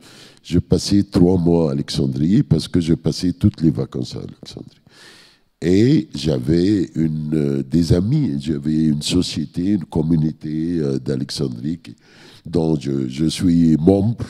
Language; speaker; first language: French; non-native, fluent; Arabic